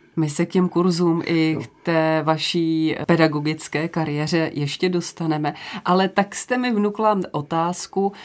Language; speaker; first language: Czech; native; Czech